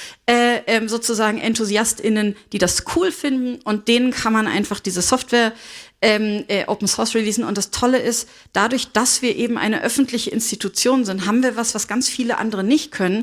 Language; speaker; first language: German; native; German